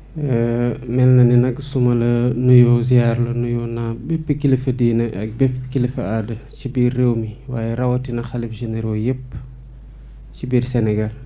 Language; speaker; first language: Wolof; non-native, local second language; Serer